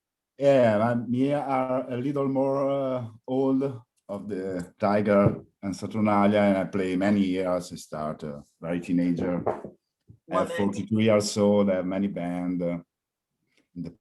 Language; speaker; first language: English; non-native, learner; Italian